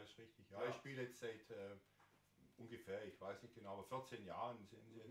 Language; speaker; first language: German; native; German